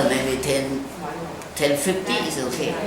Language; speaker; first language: English; non-native, learner; Thai